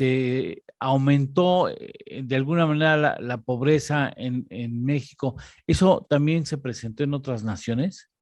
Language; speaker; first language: Spanish; native; Spanish